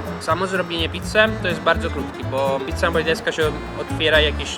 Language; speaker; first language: Polish; non-native, learner; Italian